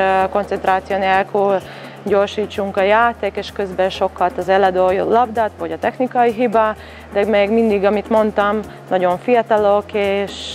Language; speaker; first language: Hungarian; non-native, fluent; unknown